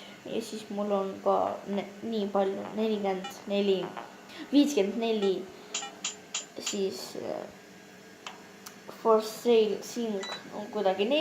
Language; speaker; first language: Estonian; non-native, local second language; Russian